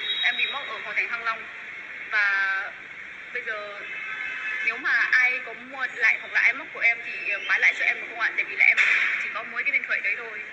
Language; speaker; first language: Vietnamese; non-native, fluent; Lao